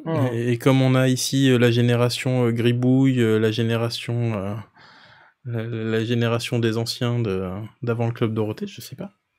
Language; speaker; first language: French; native; French